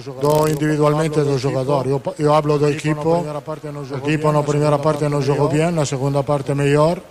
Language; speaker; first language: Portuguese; non-native, learner; Italian